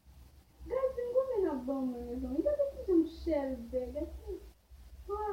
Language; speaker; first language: Portuguese; non-native, learner; Haitian Creole